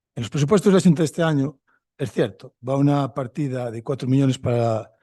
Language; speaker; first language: Spanish; native; Spanish